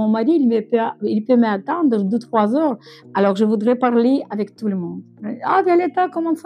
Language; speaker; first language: French; non-native, learner; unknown